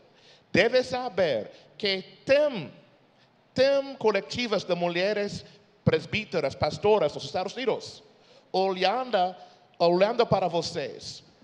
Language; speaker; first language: Portuguese; non-native, fluent; English